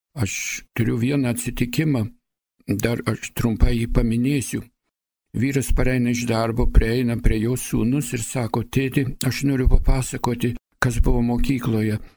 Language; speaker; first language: Lithuanian; early bilingual, heritage; Lithuanian